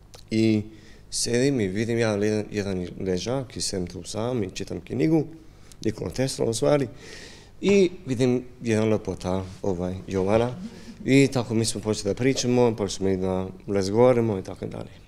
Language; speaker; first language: Serbian; non-native, learner; English